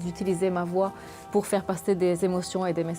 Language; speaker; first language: French; non-native, local second language; Arabic